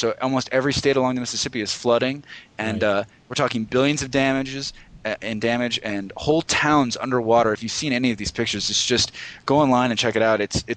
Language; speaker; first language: English; native; English